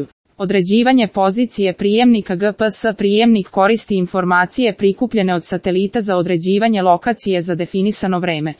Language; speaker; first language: Croatian; native; Croatian